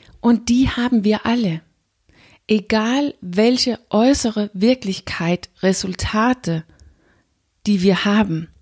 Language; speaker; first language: German; non-native, fluent; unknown